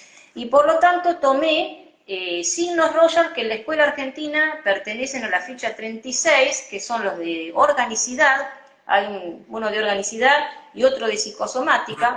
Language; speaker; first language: Spanish; native; Spanish